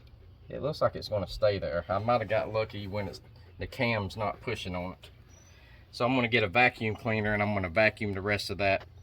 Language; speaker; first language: English; native; English